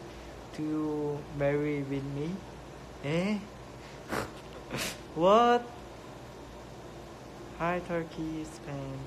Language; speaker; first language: English; non-native, learner; Korean